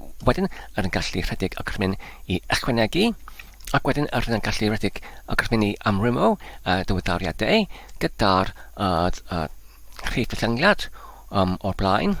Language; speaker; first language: Welsh; non-native, learner; Polish